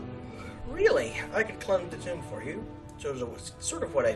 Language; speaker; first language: English; native; English